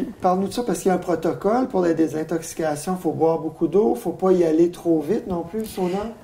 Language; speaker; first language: French; native; French